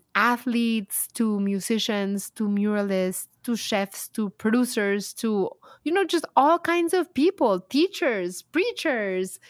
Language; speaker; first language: English; non-native, fluent; Spanish